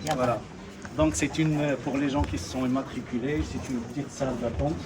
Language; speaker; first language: French; non-native, local second language; Arabic